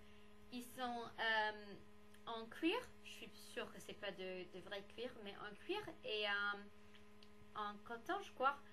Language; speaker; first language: French; non-native, fluent; English